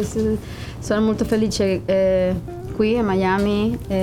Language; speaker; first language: Italian; non-native, learner; Spanish